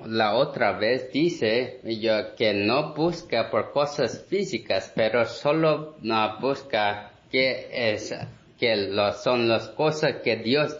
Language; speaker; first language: Spanish; non-native, learner; Korean